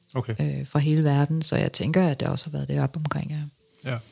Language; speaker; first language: Danish; early bilingual, other home language; English